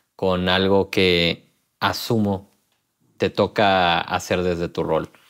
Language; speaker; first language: Spanish; native; Spanish